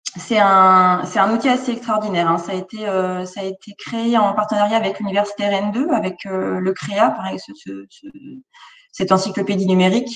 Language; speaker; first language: French; native; French